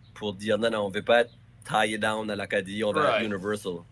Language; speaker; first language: French; native; French